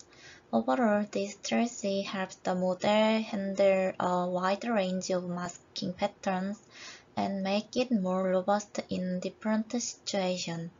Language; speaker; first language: English; non-native, fluent; Korean